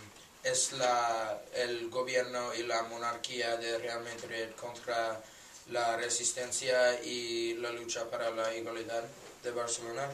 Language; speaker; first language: Spanish; non-native, learner; English